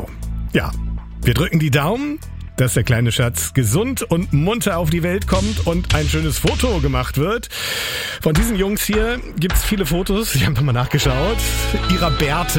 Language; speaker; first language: German; native; German